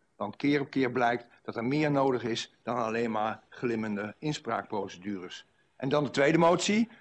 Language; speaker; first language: Dutch; native; Dutch